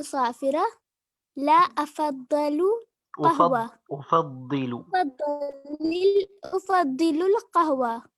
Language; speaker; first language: Arabic; non-native, learner; Urdu